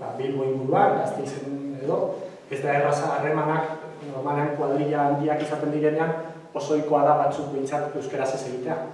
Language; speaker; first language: Basque; native; Basque